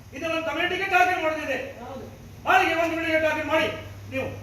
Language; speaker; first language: Kannada; non-native, local second language; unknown